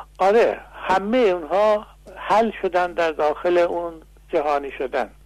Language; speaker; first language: Persian; non-native, local second language; Azerbaijani